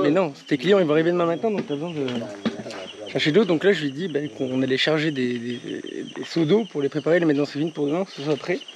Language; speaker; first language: French; native; French